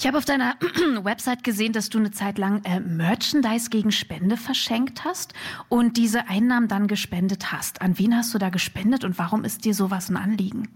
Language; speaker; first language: German; native; German